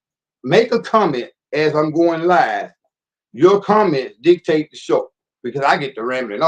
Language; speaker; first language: English; native; English